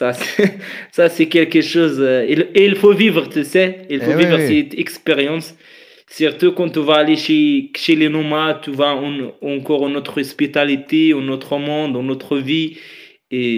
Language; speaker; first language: French; non-native, learner; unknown